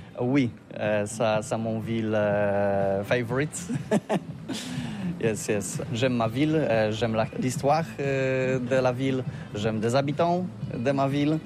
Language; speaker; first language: French; non-native, learner; Polish